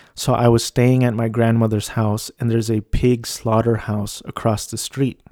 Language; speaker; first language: English; early bilingual, other home language; Filipino